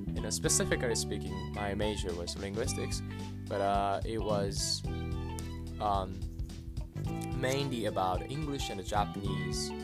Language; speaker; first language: English; non-native, fluent; Japanese